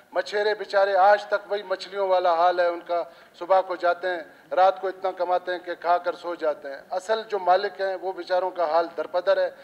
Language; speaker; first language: Urdu; non-native, local second language; Baluchi